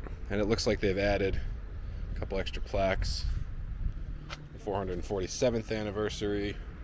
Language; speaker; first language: English; native; English